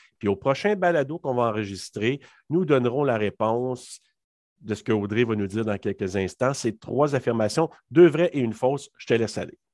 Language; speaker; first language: French; native; French